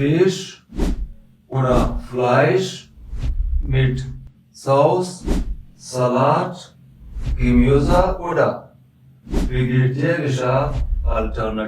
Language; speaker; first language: German; non-native, learner; Pashto